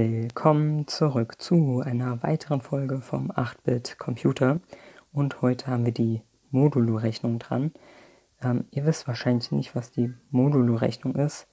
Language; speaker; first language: German; native; German